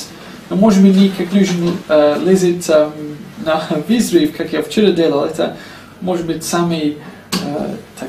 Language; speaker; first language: Russian; non-native, learner; English